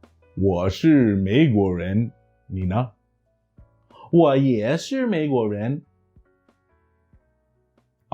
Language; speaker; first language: Chinese; non-native, fluent; English